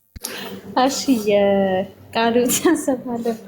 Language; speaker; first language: Amharic; native; Amharic